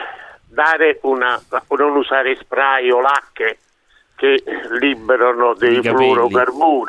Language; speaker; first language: Italian; native; Italian